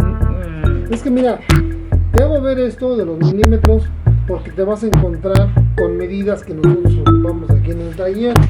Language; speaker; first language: Spanish; native; Spanish